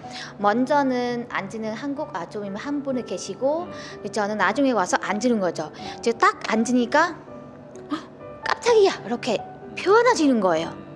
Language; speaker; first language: Korean; non-native, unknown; Vietnamese